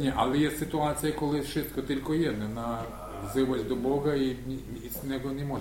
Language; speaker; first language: Polish; non-native, learner; Ukrainian